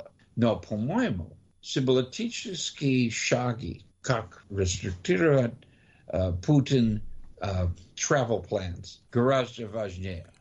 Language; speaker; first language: Russian; non-native, learner; English